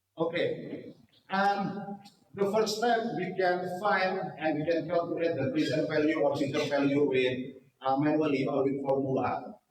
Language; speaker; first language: English; non-native, learner; Indonesian